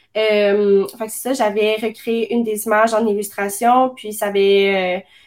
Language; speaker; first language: French; native; French